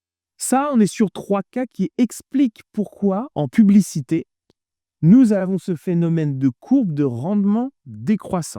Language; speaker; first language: French; native; French